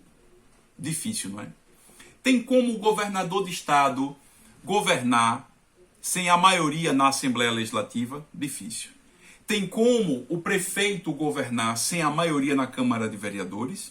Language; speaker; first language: Portuguese; native; Portuguese